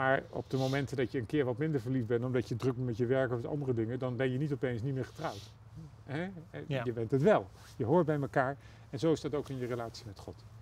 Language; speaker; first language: Dutch; native; Dutch